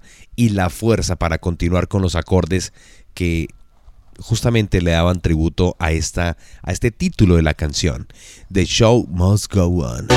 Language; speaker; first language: Spanish; native; Spanish